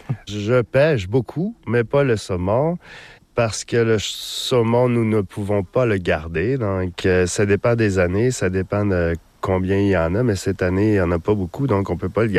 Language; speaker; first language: French; native; French